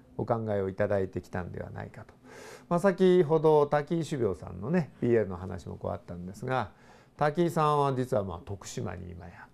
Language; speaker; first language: Japanese; native; Japanese